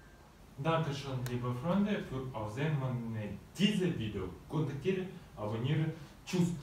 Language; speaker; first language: German; non-native, learner; Russian